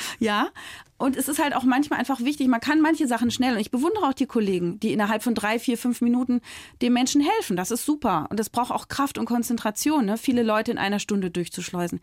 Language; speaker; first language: German; native; German